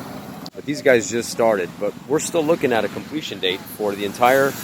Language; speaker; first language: English; native; English